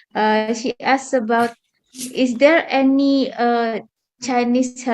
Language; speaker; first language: English; non-native, fluent; Indonesian